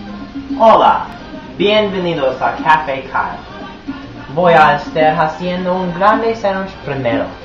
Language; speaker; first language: Spanish; non-native, learner; English